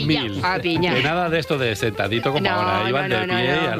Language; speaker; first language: Spanish; native; Spanish